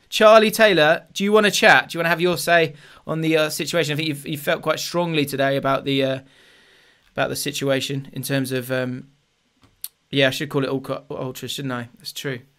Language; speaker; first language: English; native; English